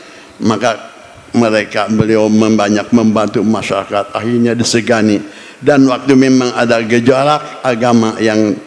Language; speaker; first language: Indonesian; native; Indonesian